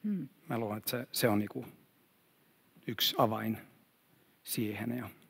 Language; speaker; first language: Finnish; non-native, fluent; Swedish